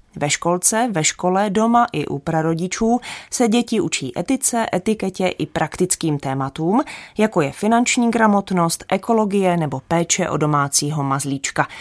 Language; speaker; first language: Czech; native; Czech